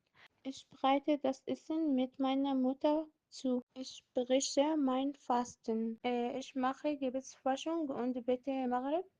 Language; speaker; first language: German; non-native, learner; Arabic